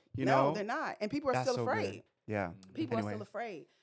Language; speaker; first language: English; native; English